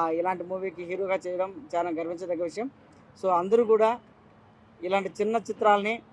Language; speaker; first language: Telugu; native; Telugu